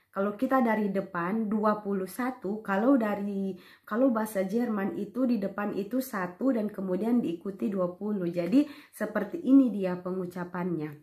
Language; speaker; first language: Indonesian; native; Indonesian